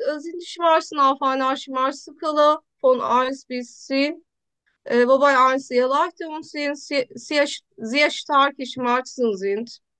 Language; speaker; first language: German; non-native, learner; Turkish